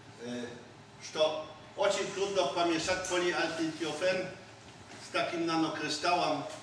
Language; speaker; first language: Russian; non-native, fluent; Polish